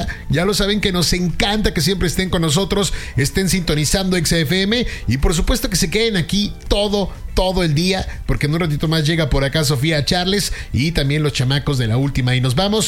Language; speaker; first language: Spanish; native; Spanish